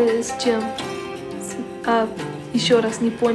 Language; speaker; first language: Russian; early bilingual, heritage; Russian